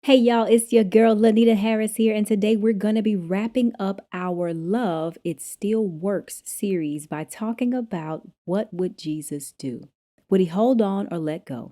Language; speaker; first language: English; native; English